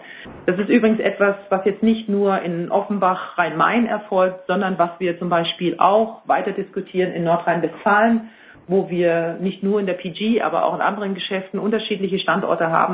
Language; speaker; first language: German; native; German